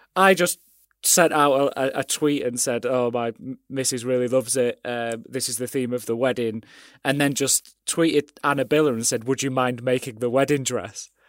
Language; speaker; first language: English; native; English